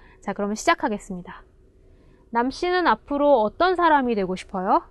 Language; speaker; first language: Korean; native; Korean